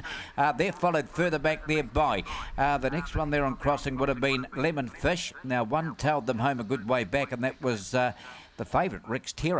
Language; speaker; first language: English; native; English